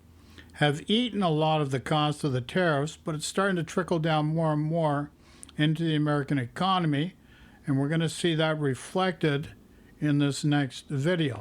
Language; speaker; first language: English; native; English